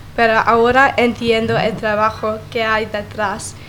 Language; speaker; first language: Spanish; non-native, learner; English